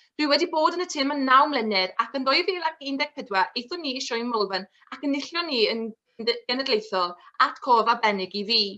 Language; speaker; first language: Welsh; non-native, local second language; English